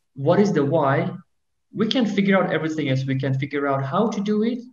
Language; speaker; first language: English; non-native, fluent; Persian